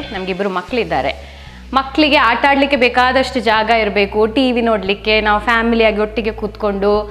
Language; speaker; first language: Kannada; native; Kannada